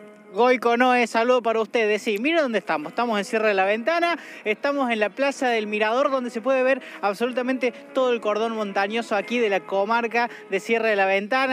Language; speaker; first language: Spanish; native; Spanish